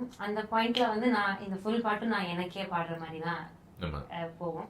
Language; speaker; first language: Tamil; early bilingual, heritage; Tamil